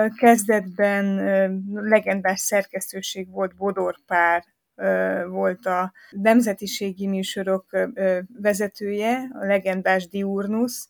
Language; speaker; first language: Hungarian; native; Hungarian